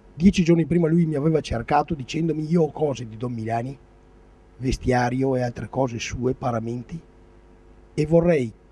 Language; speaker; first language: Italian; native; Italian